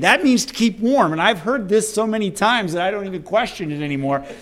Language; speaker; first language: English; native; English